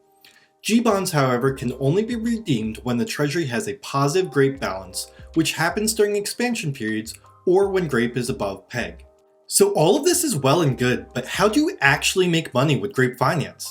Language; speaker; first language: English; native; English